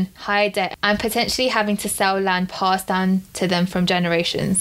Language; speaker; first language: English; early bilingual, other home language; Punjabi